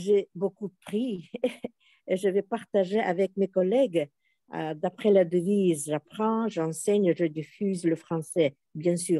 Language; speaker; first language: French; non-native, fluent; Russian